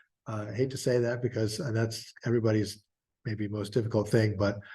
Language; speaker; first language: English; native; English